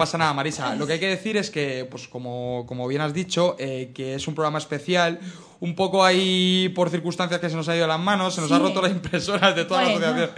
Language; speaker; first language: Spanish; native; Spanish